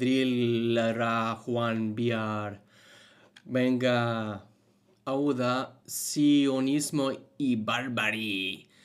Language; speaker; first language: Basque; non-native, learner; English